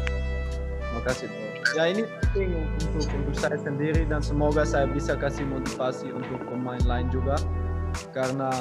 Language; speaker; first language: Indonesian; non-native, learner; Dutch